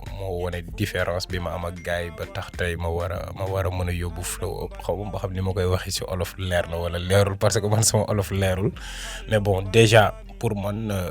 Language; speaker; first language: Wolof; non-native, local second language; Fula